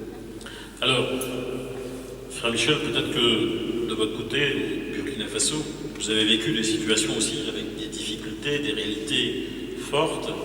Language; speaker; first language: French; native; French